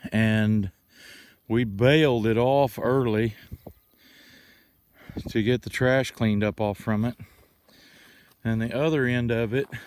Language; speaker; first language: English; native; English